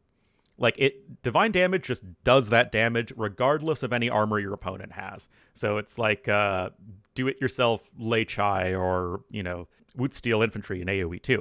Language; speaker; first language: English; native; English